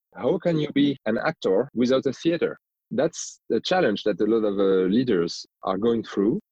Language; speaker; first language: English; non-native, fluent; French